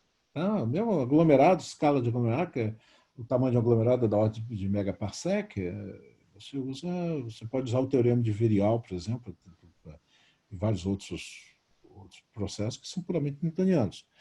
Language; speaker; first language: Portuguese; native; Portuguese